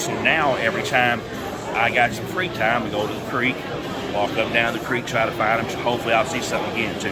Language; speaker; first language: English; native; English